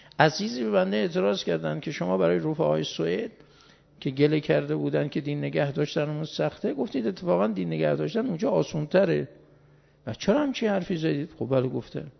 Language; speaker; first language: Persian; native; Persian